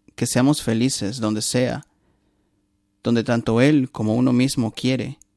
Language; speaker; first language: Spanish; native; Spanish